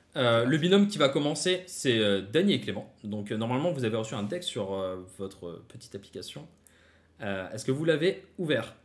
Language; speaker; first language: French; native; French